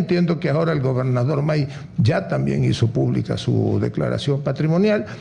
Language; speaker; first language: Spanish; native; Spanish